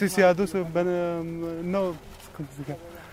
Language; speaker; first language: Italian; non-native, learner; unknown